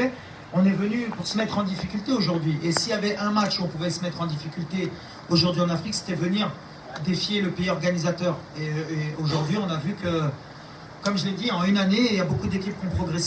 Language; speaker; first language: French; native; French